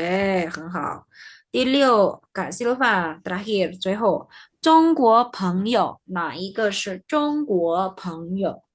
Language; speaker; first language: Chinese; non-native, fluent; Indonesian